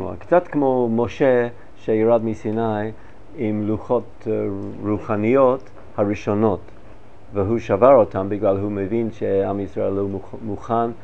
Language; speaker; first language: Hebrew; non-native, fluent; English